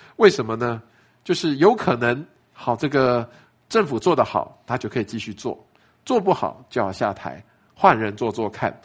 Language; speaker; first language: Chinese; native; Chinese